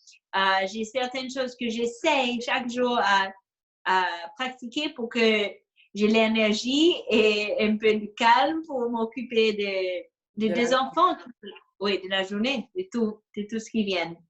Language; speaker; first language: French; non-native, fluent; English